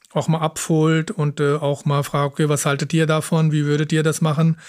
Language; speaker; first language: German; early bilingual, other home language; Punjabi